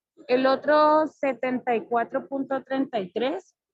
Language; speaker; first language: Spanish; native; Spanish